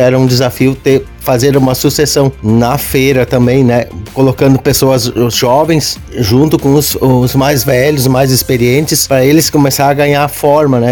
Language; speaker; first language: Portuguese; native; Portuguese